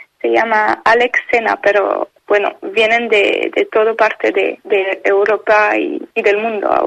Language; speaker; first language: Spanish; non-native, fluent; French